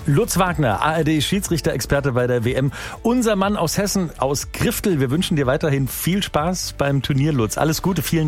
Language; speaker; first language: German; native; German